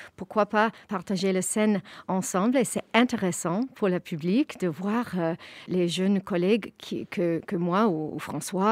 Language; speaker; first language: French; non-native, fluent; English